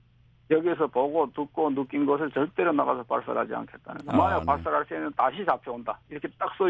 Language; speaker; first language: Korean; native; Korean